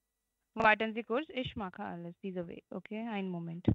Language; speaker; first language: German; non-native, learner; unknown